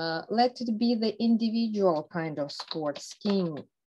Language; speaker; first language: English; non-native, fluent; Ukrainian